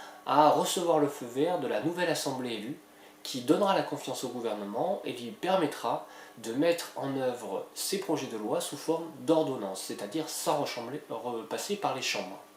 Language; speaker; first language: French; native; French